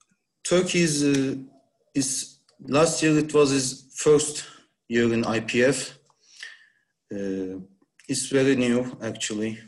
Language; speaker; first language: English; non-native, learner; Turkish